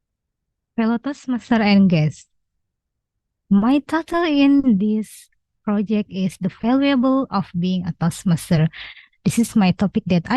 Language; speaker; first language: English; non-native, learner; Indonesian